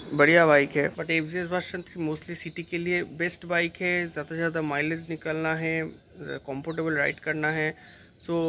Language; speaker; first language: Hindi; non-native, local second language; Bangla